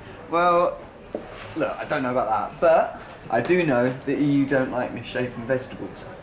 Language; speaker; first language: English; native; English